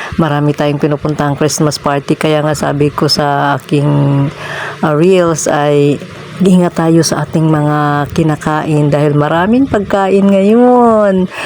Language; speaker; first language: Filipino; native; Filipino